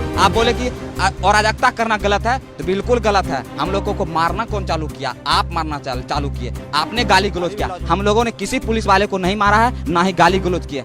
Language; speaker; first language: Hindi; native; Hindi